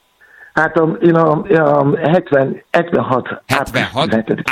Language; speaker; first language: Hungarian; non-native, fluent; Yoruba